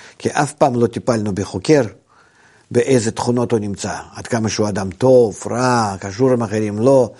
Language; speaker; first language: Hebrew; non-native, fluent; Russian